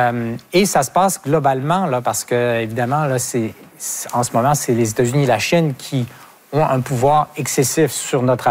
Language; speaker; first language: French; native; French